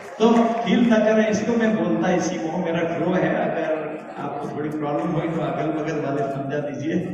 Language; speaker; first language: Hindi; native; Hindi